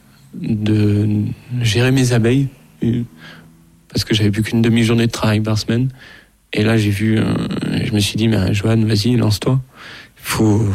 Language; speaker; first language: French; native; French